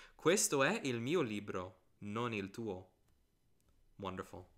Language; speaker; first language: Italian; non-native, fluent; English